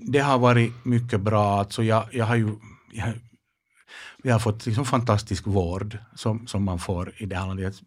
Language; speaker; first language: Swedish; non-native, local second language; Finnish